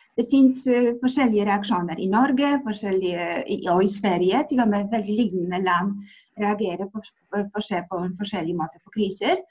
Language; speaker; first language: Norwegian; non-native, fluent; Polish